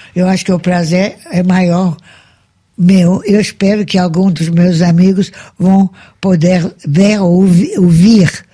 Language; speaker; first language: Portuguese; non-native, fluent; Russian